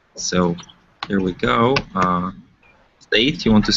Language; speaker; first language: English; non-native, fluent; Hebrew